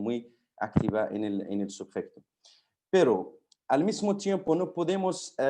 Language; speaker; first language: Spanish; non-native, fluent; Arabic